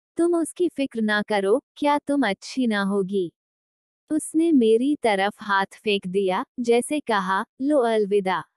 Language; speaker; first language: Hindi; non-native, local second language; Marathi